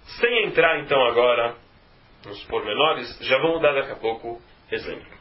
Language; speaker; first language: Portuguese; native; Portuguese